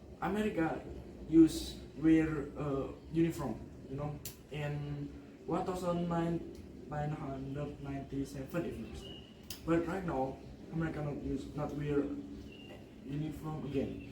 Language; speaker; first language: English; non-native, learner; Indonesian